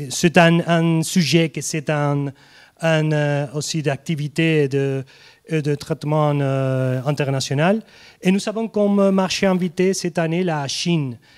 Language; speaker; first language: French; non-native, fluent; Spanish